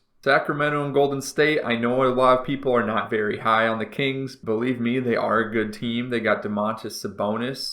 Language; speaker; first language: English; native; English